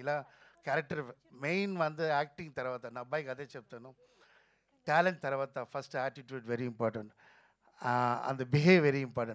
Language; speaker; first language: Telugu; non-native, local second language; Tamil